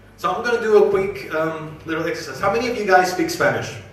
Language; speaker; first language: English; non-native, fluent; Spanish